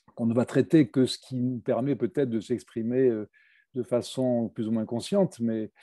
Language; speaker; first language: French; native; French